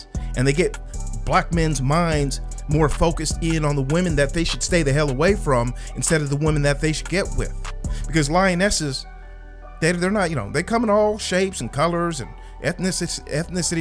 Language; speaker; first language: English; native; English